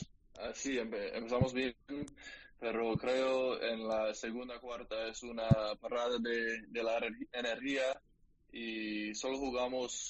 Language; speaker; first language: Spanish; non-native, learner; English